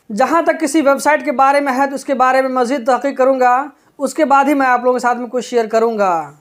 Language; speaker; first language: Hindi; native; Hindi